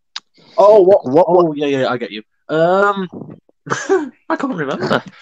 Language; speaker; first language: English; native; English